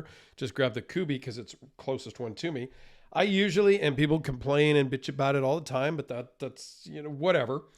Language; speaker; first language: English; native; English